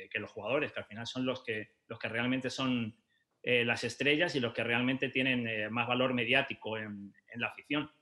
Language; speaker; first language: Spanish; native; Spanish